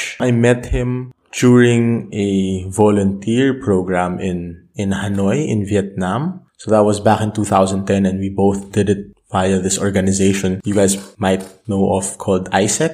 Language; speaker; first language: English; non-native, local second language; Filipino